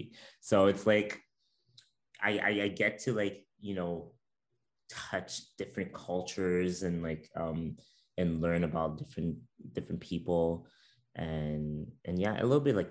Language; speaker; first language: English; non-native, fluent; French